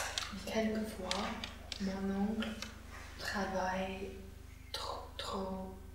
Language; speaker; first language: French; non-native, learner; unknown